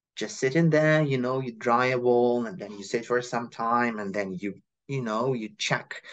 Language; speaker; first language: English; non-native, fluent; Ukrainian